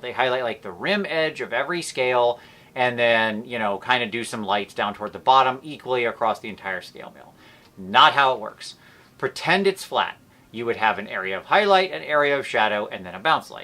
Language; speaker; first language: English; native; English